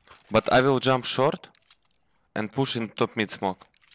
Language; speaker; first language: English; non-native, fluent; Russian